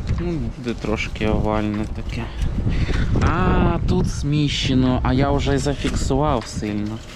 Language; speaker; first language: Ukrainian; non-native, local second language; Russian